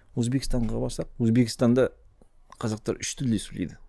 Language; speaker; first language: Kazakh; non-native, local second language; Russian